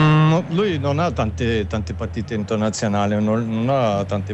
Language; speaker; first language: Italian; non-native, learner; German